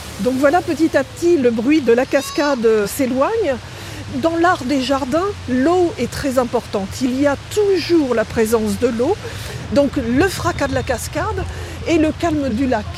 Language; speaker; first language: French; native; French